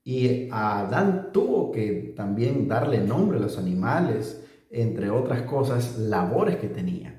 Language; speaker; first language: Spanish; native; Spanish